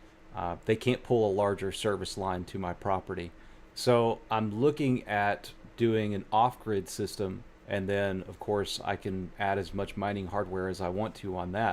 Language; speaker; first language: English; native; English